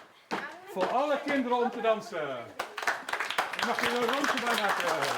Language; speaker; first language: Dutch; non-native, local second language; Papiamento